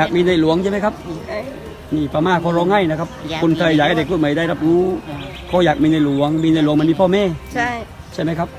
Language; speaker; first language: Thai; native; Thai